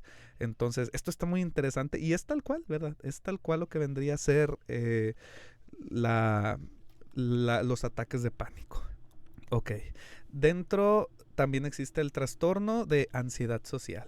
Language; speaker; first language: Spanish; native; Spanish